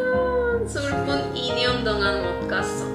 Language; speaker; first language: Korean; non-native, learner; Spanish